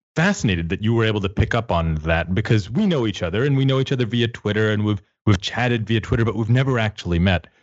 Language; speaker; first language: English; native; English